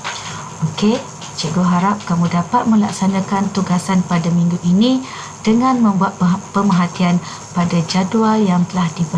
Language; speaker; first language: Malay; native; Malay